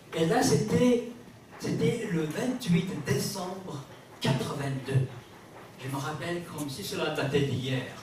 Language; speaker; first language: French; non-native, local second language; Kabyle